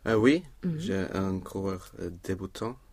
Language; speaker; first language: French; non-native, learner; Swedish